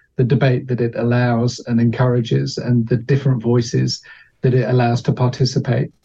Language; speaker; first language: English; native; English